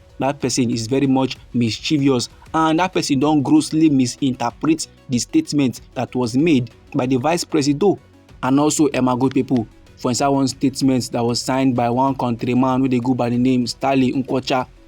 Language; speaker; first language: Nigerian Pidgin; native; Nigerian Pidgin